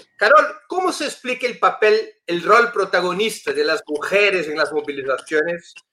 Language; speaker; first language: Spanish; non-native, fluent; Portuguese